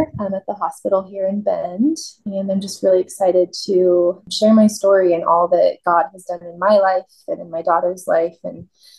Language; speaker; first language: English; native; English